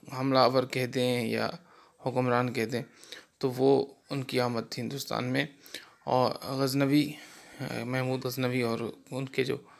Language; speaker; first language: Urdu; non-native, local second language; Sindhi